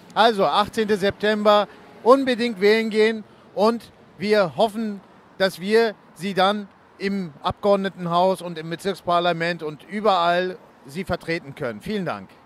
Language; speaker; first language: German; early bilingual, other home language; Turkish